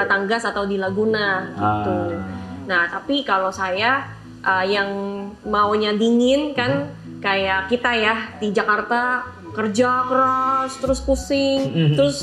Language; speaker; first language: Indonesian; non-native, learner; Filipino